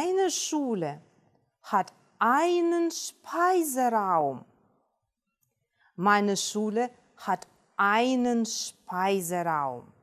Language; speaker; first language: German; non-native, fluent; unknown